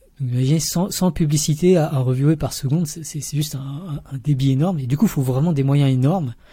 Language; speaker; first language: French; early bilingual, other home language; Vietnamese